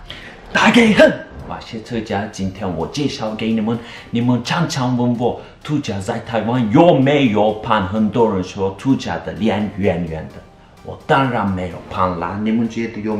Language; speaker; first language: Chinese; non-native, learner; Turkish